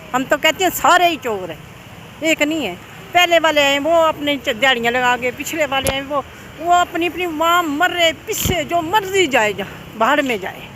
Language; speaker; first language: Urdu; non-native, local second language; Punjabi